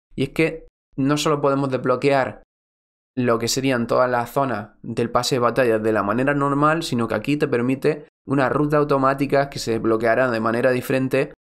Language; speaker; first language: Spanish; native; Spanish